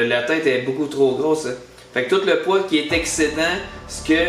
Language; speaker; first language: French; native; French